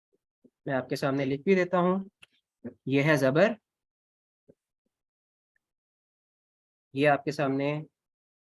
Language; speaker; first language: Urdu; non-native, local second language; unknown